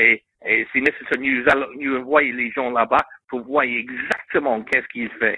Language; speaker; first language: French; non-native, learner; English